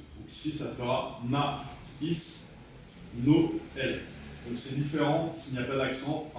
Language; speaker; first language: French; native; French